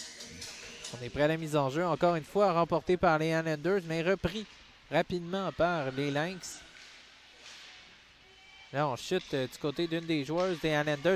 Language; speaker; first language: French; native; French